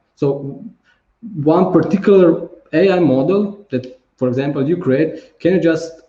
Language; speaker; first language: English; non-native, fluent; Slovenian